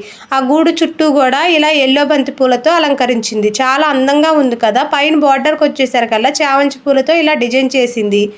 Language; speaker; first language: Telugu; native; Telugu